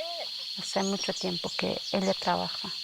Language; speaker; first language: Spanish; non-native, local second language; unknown